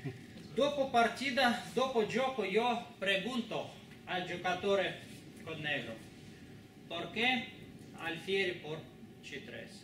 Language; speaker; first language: Italian; non-native, learner; Spanish